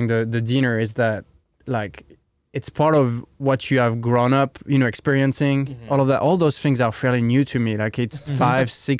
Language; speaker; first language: English; non-native, fluent; French